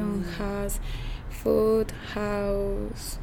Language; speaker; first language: English; non-native, learner; Spanish